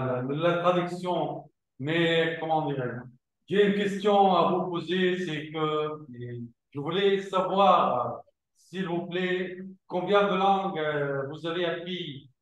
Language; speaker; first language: French; non-native, fluent; Arabic